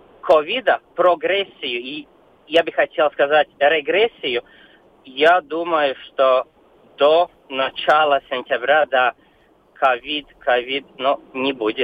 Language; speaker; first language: Russian; non-native, local second language; Latvian